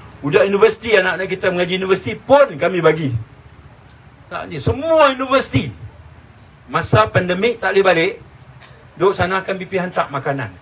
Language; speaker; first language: Malay; native; Malay